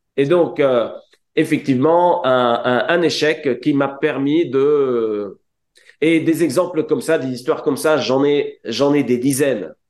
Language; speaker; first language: French; non-native, local second language; Arabic